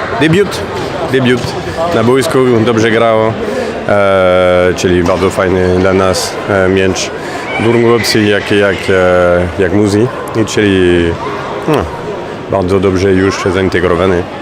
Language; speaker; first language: Polish; non-native, learner; French